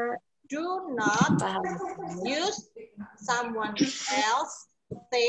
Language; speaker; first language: English; non-native, fluent; Indonesian